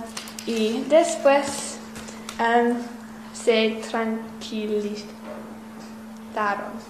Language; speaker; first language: Spanish; non-native, learner; English